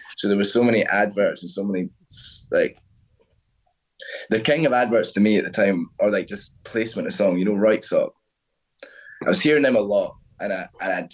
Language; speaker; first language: English; native; English